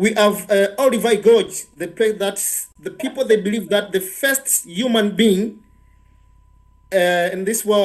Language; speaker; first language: English; non-native, local second language; Swahili